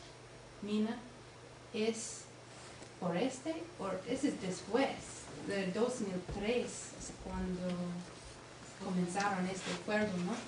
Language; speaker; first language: Spanish; non-native, learner; English